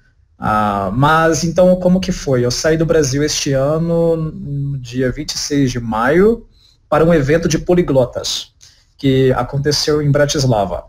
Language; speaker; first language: Portuguese; native; Portuguese